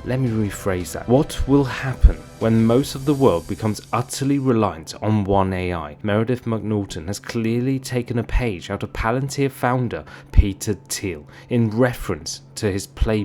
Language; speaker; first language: English; native; English